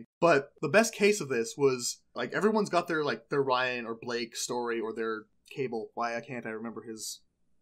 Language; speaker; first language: English; native; English